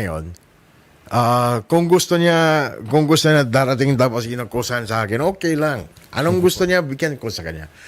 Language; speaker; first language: Filipino; non-native, learner; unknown